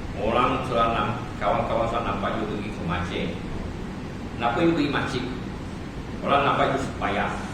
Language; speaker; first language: Malay; non-native, local second language; Chinese